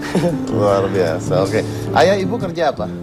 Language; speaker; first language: Indonesian; native; Indonesian